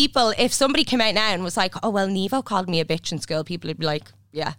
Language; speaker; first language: English; native; English